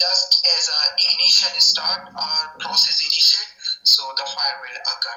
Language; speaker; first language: English; non-native, local second language; Urdu